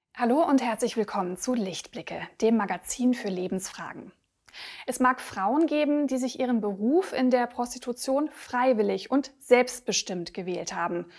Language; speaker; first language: German; native; German